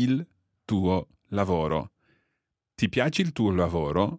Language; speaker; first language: Italian; non-native, fluent; English